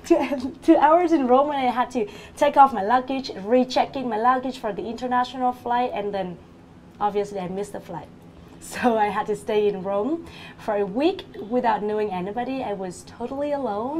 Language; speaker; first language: English; non-native, fluent; Vietnamese